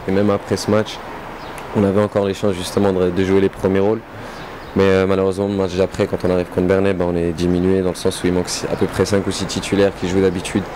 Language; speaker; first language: French; native; French